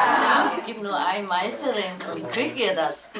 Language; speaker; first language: German; non-native, learner; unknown